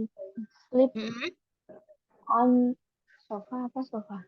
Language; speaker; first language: English; non-native, learner; Indonesian